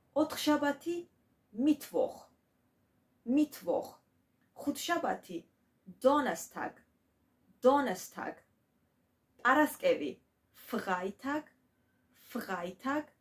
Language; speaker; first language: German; non-native, fluent; Georgian